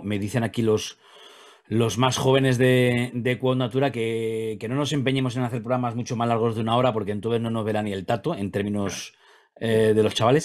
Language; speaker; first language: Spanish; native; Spanish